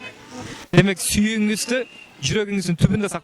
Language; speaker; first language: Kyrgyz; native; Kyrgyz